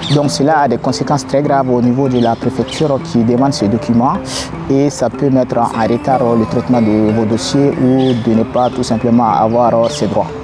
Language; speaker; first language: French; non-native, local second language; Bambara